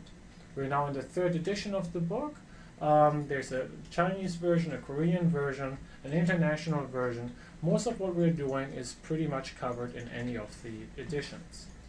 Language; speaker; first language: English; non-native, fluent; German